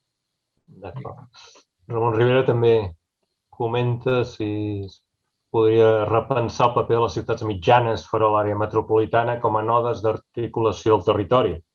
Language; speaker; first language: Catalan; native; Catalan